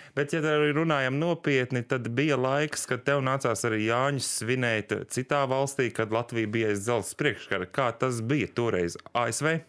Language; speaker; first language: Latvian; native; Latvian